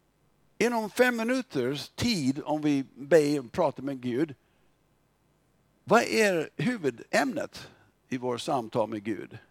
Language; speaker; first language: Swedish; non-native, fluent; English